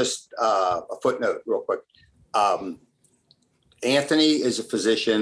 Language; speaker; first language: English; early bilingual, other home language; Italian